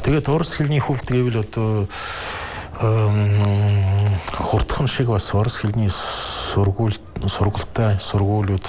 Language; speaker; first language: Mongolian; non-native, fluent; Russian